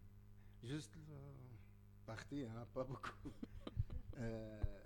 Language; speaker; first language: French; non-native, learner; Arabic